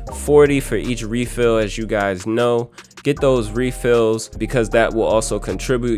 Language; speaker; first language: English; native; English